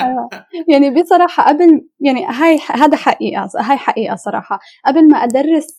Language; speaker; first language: Arabic; native; Arabic